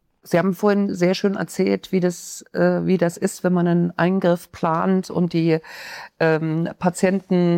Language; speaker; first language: German; native; German